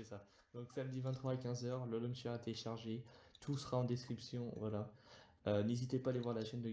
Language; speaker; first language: French; native; French